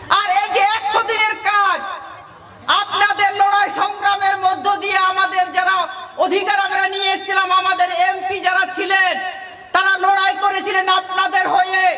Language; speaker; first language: Bangla; non-native, local second language; Santali